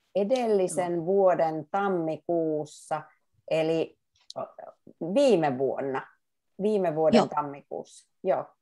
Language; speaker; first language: Finnish; native; Finnish